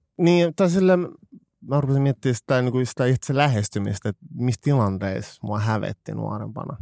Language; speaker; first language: Finnish; early bilingual, other home language; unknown